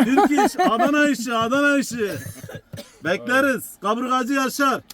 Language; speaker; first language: Turkish; native; Turkish